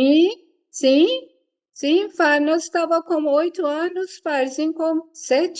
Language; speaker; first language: Portuguese; non-native, fluent; Persian